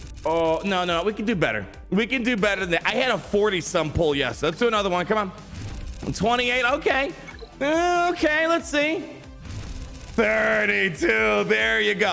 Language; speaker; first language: English; native; English